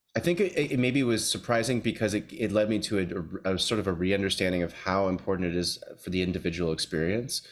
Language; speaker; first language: English; native; English